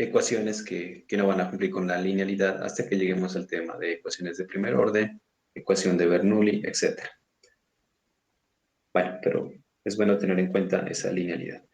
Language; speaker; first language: Spanish; native; Spanish